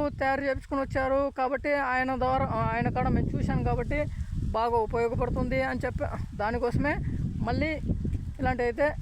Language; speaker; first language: Telugu; non-native, local second language; Urdu